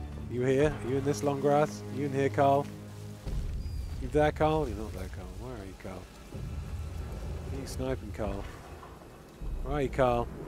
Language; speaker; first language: English; native; English